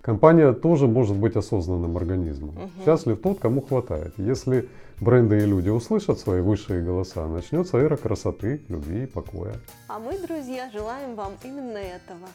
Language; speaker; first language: Russian; native; Russian